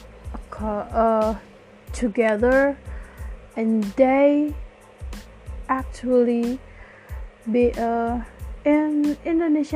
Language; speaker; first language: English; non-native, learner; Malay